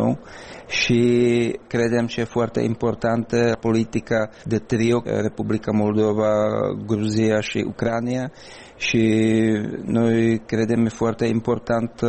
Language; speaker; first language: Romanian; non-native, learner; Czech